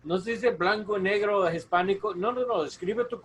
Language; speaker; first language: Spanish; non-native, learner; English